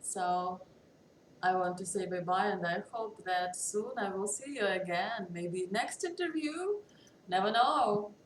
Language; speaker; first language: English; non-native, learner; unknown